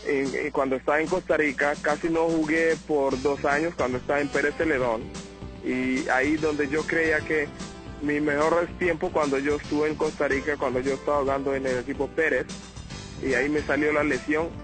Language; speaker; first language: Spanish; non-native, fluent; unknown